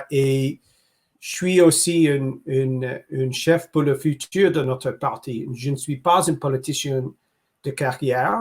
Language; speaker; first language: French; non-native, local second language; English